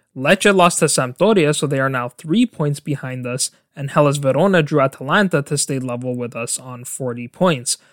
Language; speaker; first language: English; native; English